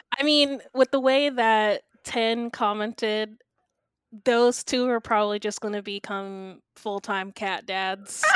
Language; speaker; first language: English; native; English